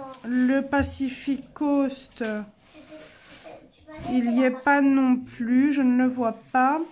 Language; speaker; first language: French; native; French